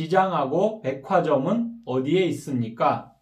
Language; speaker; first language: Korean; non-native, fluent; Kyrgyz